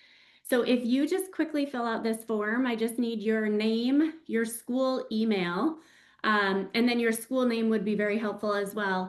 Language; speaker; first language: English; native; English